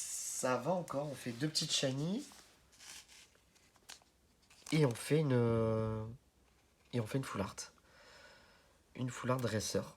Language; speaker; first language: French; native; French